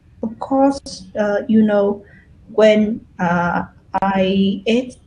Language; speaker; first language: English; non-native, learner; Vietnamese